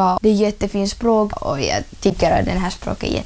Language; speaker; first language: Swedish; early bilingual, other home language; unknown